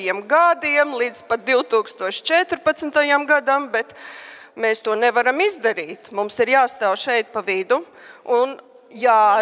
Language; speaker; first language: Latvian; native; Latvian